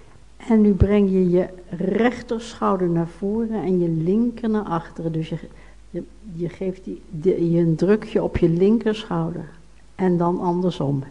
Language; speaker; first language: Dutch; native; Dutch